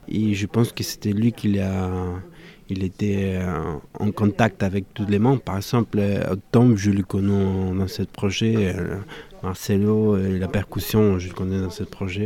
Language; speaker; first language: French; non-native, fluent; Spanish